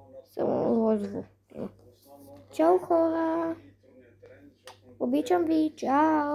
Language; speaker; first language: Bulgarian; early bilingual, heritage; Bulgarian